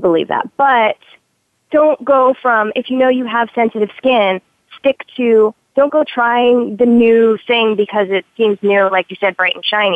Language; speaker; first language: English; native; English